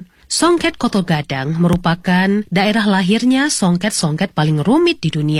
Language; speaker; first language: Indonesian; native; Indonesian